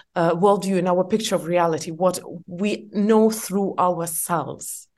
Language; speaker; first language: English; non-native, fluent; Estonian